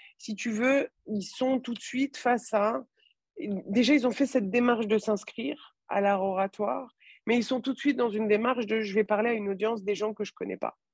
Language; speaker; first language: French; native; French